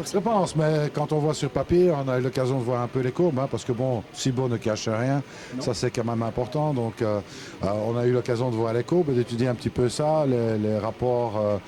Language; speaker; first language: French; native; French